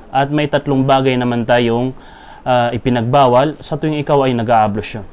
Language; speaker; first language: Filipino; non-native, local second language; Maranao